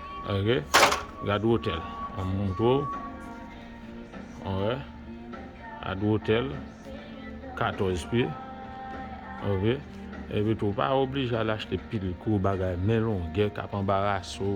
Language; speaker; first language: French; non-native, learner; Haitian Creole